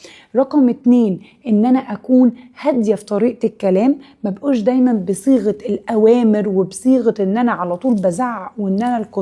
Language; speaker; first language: Arabic; native; Arabic